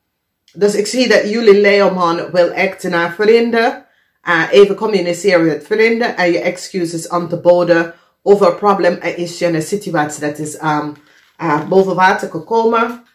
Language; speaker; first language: Dutch; non-native, fluent; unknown